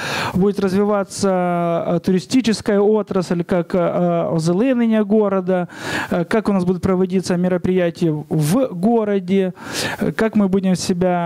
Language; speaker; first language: Russian; non-native, local second language; Ukrainian